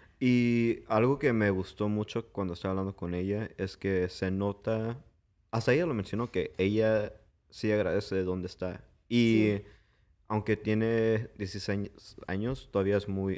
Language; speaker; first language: Spanish; early bilingual, heritage; English